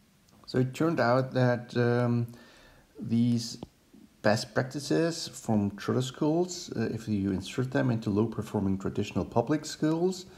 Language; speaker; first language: English; non-native, fluent; German